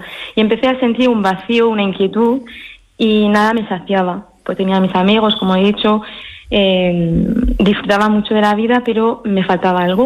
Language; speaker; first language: Spanish; early bilingual, heritage; French